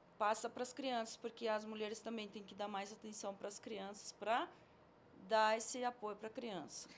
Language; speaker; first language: Portuguese; non-native, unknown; Russian